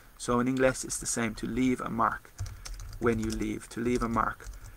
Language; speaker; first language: English; native; English